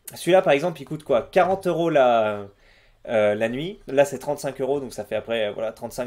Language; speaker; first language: French; native; French